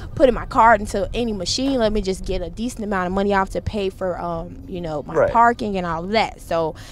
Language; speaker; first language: English; native; English